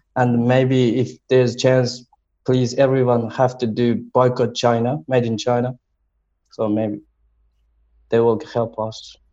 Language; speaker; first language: English; non-native, learner; Chinese